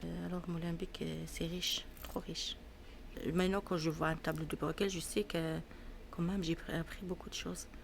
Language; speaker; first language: French; non-native, learner; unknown